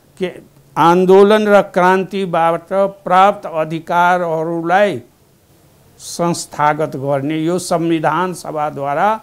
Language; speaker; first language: Nepali; non-native, local second language; Maithili